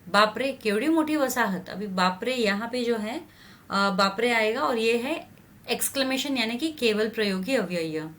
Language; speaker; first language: Hindi; non-native, local second language; Marathi